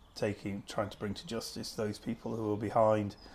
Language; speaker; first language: English; native; English